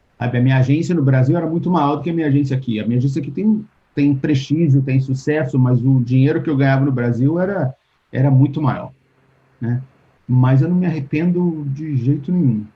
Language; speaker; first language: Portuguese; native; Portuguese